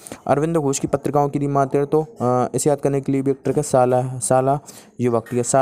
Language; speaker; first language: Hindi; native; Hindi